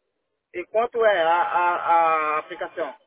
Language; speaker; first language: Spanish; non-native, learner; Portuguese